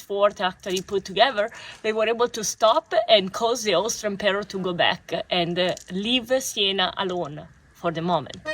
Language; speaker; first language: English; non-native, fluent; Italian